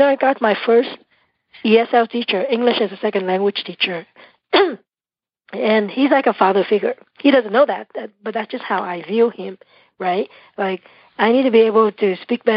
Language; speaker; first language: English; non-native, fluent; Vietnamese